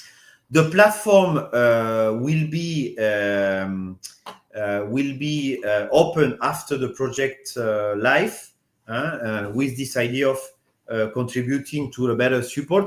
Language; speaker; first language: English; non-native, fluent; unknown